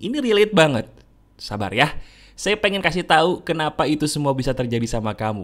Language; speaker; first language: Indonesian; native; Indonesian